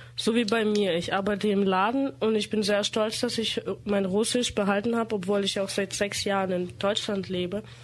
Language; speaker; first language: German; early bilingual, other home language; Russian